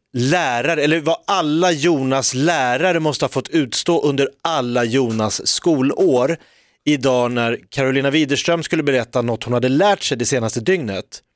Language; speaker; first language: Swedish; native; Swedish